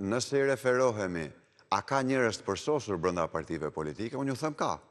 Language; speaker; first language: Albanian; native; Albanian